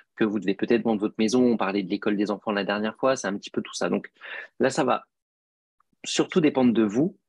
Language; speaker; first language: French; native; French